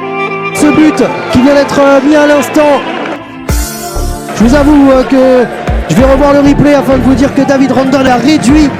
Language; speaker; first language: French; native; French